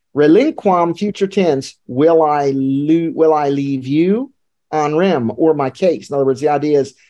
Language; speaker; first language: English; native; English